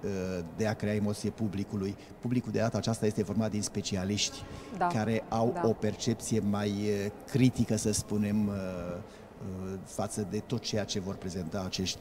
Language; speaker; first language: Romanian; native; Romanian